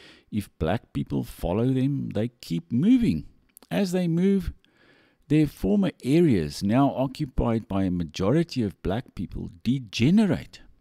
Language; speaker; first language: English; non-native, local second language; Afrikaans